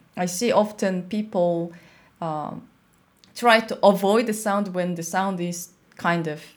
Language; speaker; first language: English; non-native, fluent; Korean